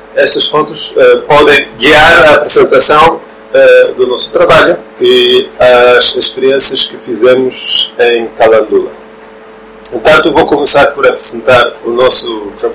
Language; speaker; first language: Portuguese; non-native, fluent; Norwegian